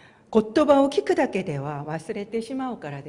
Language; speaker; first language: Japanese; non-native, fluent; Korean